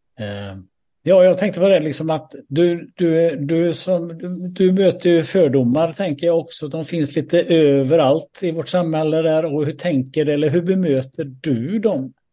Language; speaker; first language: Swedish; native; Swedish